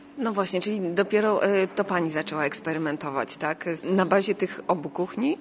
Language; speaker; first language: Polish; native; Polish